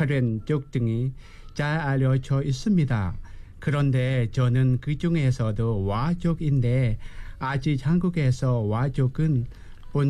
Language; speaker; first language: Korean; non-native, fluent; Burmese